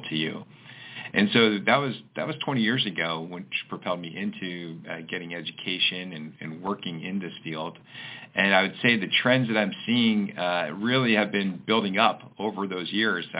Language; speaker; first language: English; native; English